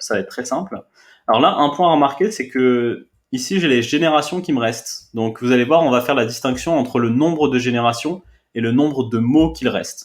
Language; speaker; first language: French; native; French